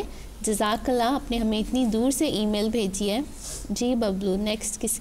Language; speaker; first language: Urdu; native; Urdu